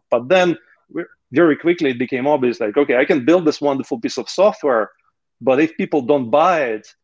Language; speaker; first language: English; non-native, fluent; Russian